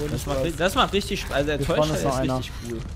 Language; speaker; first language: German; native; German